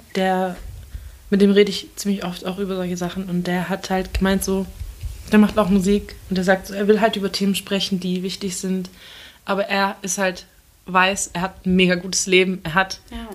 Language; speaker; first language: German; early bilingual, other home language; Turkish